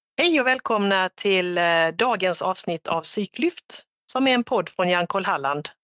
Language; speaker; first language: Swedish; native; Swedish